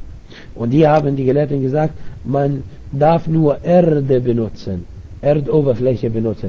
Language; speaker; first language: German; non-native, fluent; Arabic